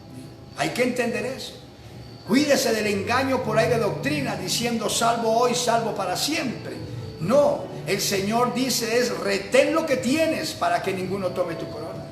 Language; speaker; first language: Spanish; native; Spanish